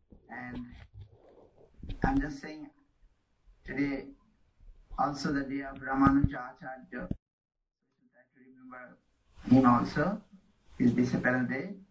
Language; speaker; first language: English; non-native, local second language; Bangla